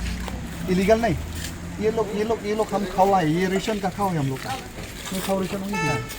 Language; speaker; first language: Hindi; non-native, local second language; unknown